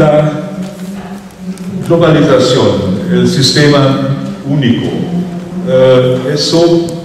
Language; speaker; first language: Spanish; non-native, fluent; German